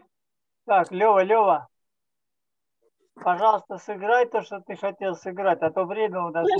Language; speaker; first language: Russian; native; Russian